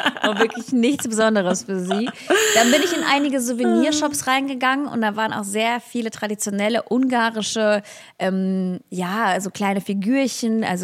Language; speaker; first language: German; early bilingual, other home language; Russian